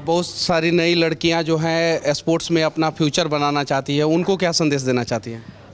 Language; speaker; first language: Hindi; native; Hindi